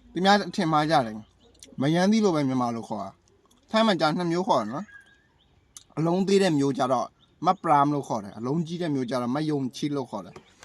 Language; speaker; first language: Burmese; non-native, local second language; Shan